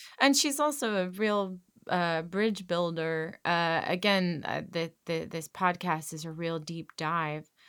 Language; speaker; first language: English; native; English